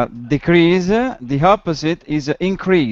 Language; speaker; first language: English; non-native, learner; Italian